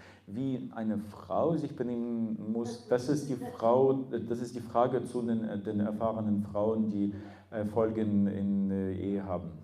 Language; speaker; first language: German; non-native, fluent; Russian